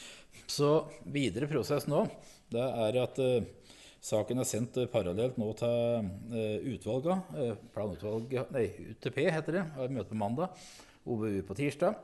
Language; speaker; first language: Norwegian; native; Norwegian